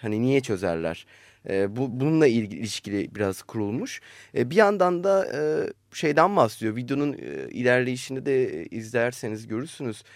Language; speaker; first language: Turkish; native; Turkish